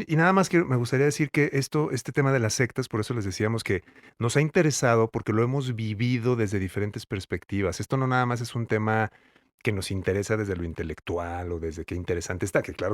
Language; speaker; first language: Spanish; native; Spanish